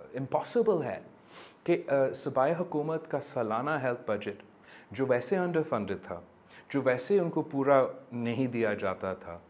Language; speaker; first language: Urdu; non-native, local second language; English